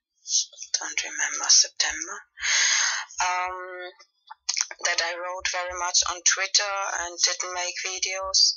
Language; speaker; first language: English; non-native, fluent; Spanish